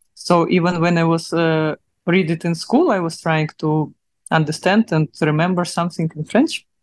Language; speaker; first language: English; non-native, learner; Russian